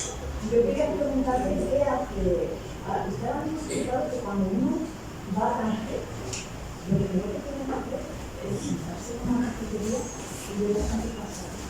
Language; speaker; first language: Spanish; non-native, learner; Arabic